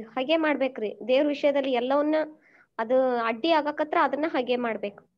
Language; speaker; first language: Kannada; native; Kannada